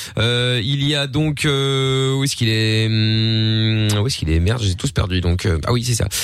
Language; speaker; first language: French; early bilingual, other home language; Portuguese